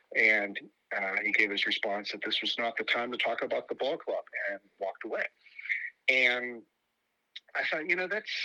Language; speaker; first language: English; native; English